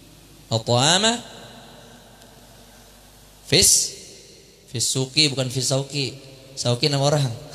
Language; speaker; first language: Arabic; non-native, fluent; Indonesian